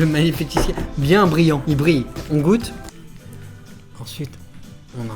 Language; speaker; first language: French; native; French